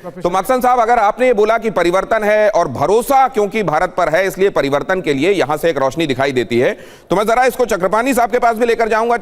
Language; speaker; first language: Hindi; native; Hindi